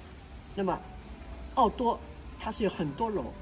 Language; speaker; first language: Chinese; non-native, local second language; Wu Chinese